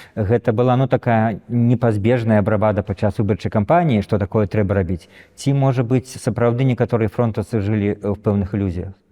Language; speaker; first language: Belarusian; native; Belarusian